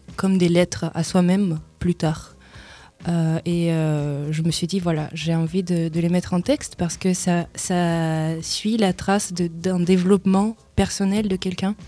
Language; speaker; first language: French; non-native, fluent; Russian